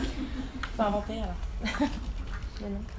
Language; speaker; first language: French; native; French